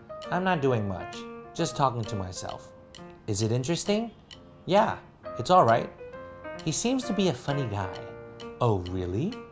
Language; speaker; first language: English; non-native, fluent; Chinese